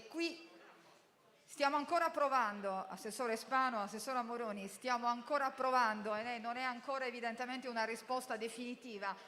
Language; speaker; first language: Italian; native; Italian